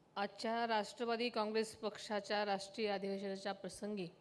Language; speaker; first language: Hindi; non-native, local second language; Marathi